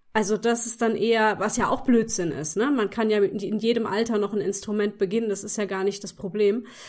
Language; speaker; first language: German; native; German